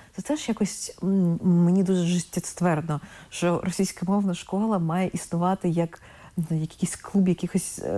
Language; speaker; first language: Ukrainian; non-native, local second language; Russian